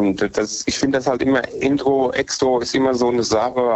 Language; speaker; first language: German; native; German